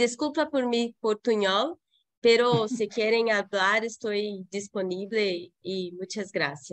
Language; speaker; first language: Spanish; non-native, fluent; Portuguese